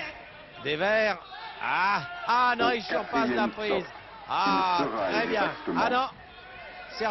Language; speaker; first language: French; native; French